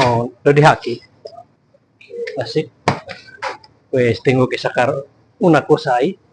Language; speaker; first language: Spanish; non-native, learner; Filipino